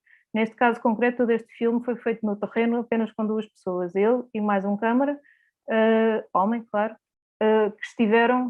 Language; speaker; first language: Portuguese; native; Portuguese